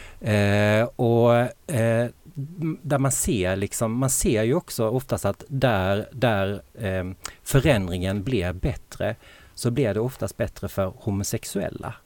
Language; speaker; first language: Swedish; native; Swedish